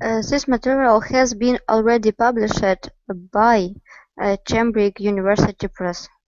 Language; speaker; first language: English; non-native, learner; Russian